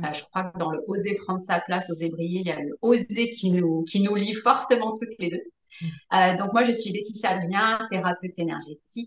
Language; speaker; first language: French; native; French